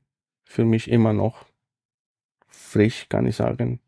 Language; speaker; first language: German; non-native, fluent; Spanish